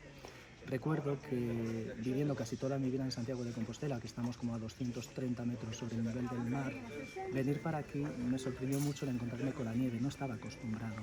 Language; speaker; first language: Spanish; native; Spanish